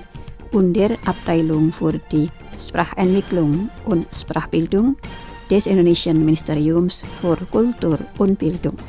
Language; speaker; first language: German; non-native, fluent; Indonesian